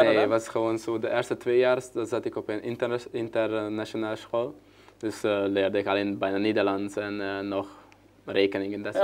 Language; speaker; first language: Dutch; non-native, learner; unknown